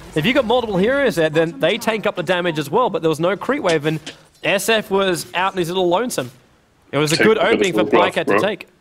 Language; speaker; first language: English; native; English